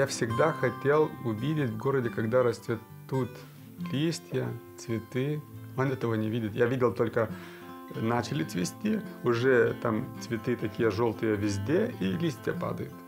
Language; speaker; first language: Russian; non-native, local second language; Lithuanian